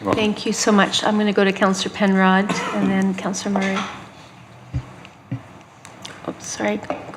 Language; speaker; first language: English; native; English